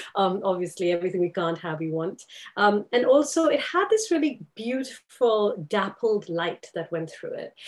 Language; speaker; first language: English; non-native, local second language; Urdu